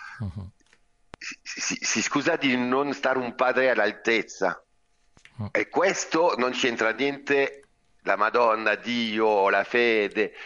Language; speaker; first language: Italian; non-native, fluent; French